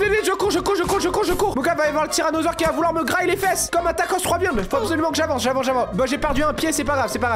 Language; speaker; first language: French; native; French